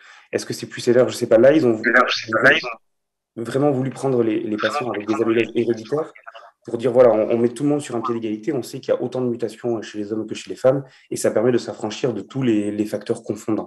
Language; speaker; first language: French; native; French